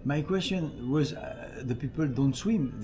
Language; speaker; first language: English; non-native, learner; French